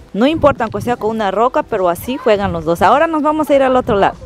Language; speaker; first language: Spanish; native; Spanish